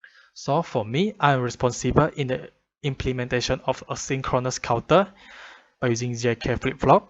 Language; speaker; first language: English; non-native, fluent; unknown